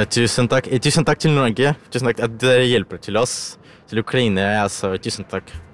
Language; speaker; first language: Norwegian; non-native, learner; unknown